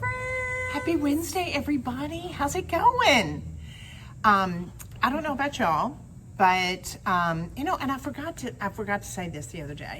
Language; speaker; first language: English; native; English